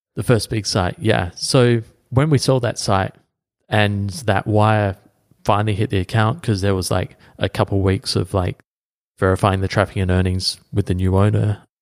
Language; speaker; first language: English; native; English